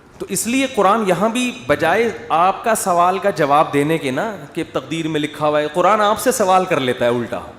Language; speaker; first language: Urdu; native; Urdu